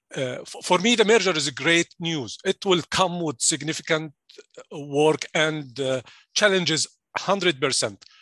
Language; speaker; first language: English; non-native, fluent; Arabic